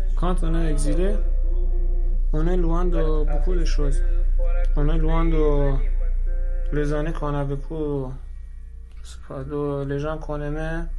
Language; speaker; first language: French; non-native, learner; Persian